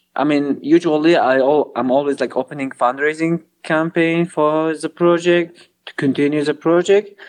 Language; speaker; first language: English; non-native, learner; Arabic